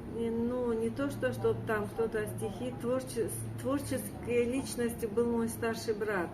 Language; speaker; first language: Russian; native; Russian